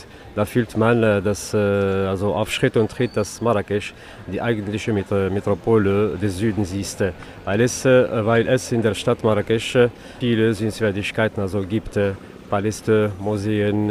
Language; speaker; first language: German; non-native, fluent; Arabic